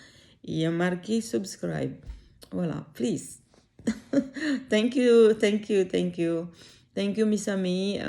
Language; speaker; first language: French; non-native, learner; Filipino